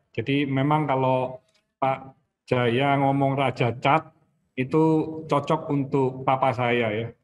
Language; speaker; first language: Indonesian; native; Indonesian